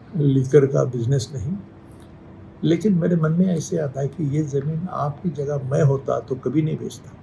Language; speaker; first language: Hindi; non-native, local second language; Marathi